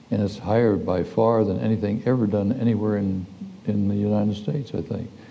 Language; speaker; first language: English; native; English